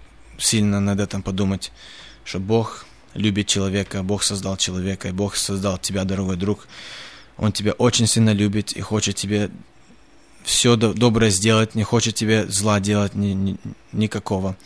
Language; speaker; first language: Russian; early bilingual, heritage; Russian